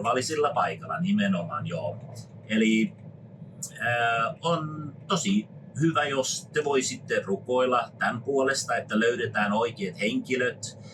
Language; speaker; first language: Finnish; non-native, fluent; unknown